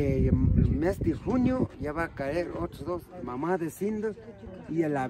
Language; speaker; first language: Spanish; non-native, local second language; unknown